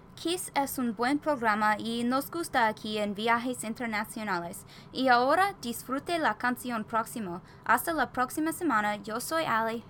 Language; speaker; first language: Spanish; non-native, learner; English